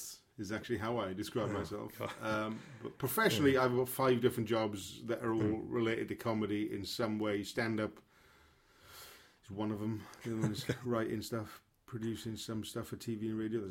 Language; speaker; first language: English; native; English